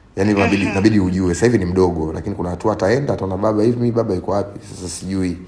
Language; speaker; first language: Swahili; native; Swahili